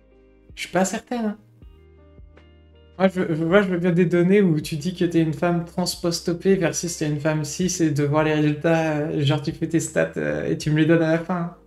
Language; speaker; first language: French; native; French